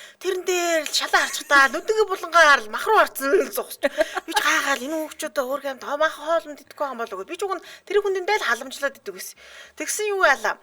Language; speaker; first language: Mongolian; native; Mongolian